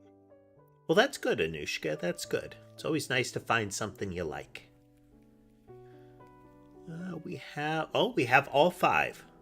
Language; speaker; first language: English; native; English